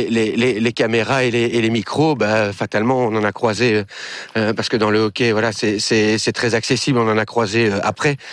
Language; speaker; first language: French; native; French